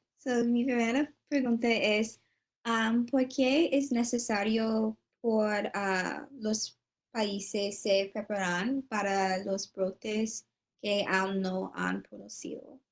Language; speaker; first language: Spanish; non-native, learner; English